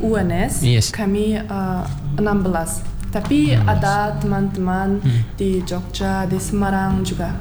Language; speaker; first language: Indonesian; non-native, learner; Turkmen